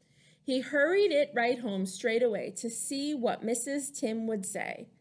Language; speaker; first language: English; native; English